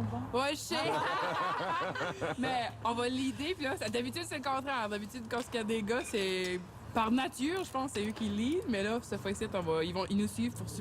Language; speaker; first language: French; native; French